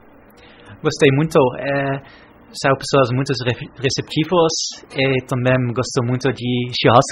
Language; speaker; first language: Portuguese; non-native, learner; Dutch